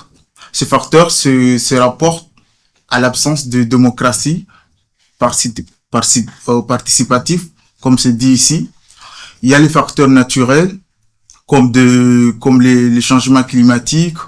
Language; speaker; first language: French; non-native, fluent; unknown